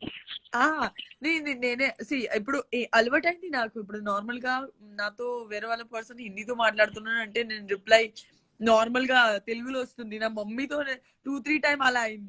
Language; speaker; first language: Telugu; non-native, learner; Gujarati